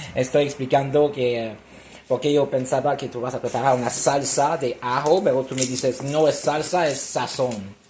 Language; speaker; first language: Spanish; non-native, learner; French